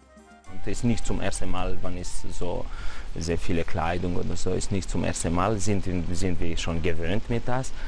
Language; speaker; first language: German; non-native, learner; Romanian